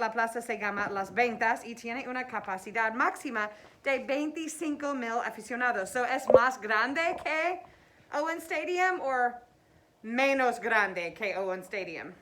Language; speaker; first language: Spanish; non-native, fluent; English